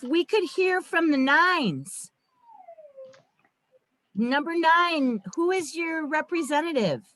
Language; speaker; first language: English; native; English